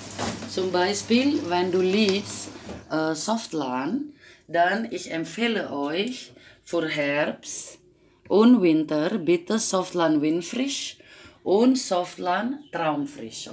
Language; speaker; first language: German; non-native, fluent; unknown